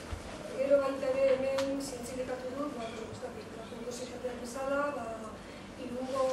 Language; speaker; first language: Basque; non-native, local second language; Spanish